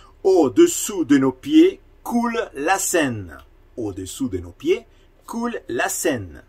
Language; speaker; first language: French; non-native, fluent; Spanish